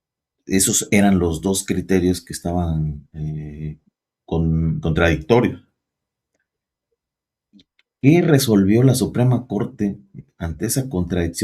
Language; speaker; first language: Spanish; native; Spanish